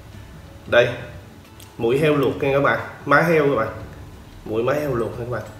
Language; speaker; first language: Vietnamese; native; Vietnamese